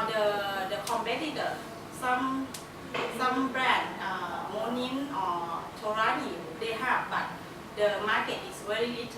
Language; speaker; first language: English; non-native, learner; Thai